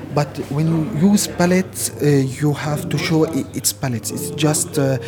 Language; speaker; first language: English; non-native, fluent; Arabic